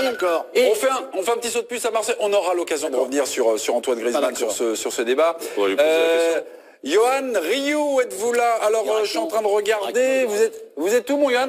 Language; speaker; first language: French; native; French